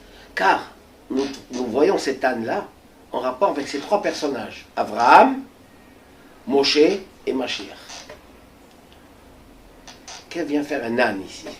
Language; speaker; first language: French; native; French